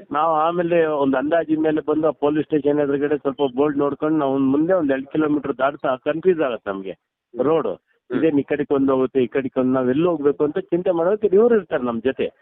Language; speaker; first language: Kannada; native; Kannada